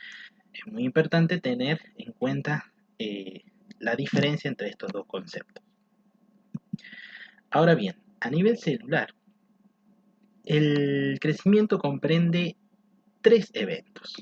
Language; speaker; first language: Spanish; native; Spanish